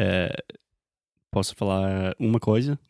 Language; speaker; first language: Portuguese; non-native, fluent; English